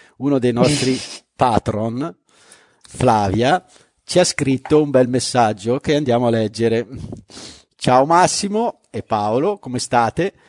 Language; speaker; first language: Italian; native; Italian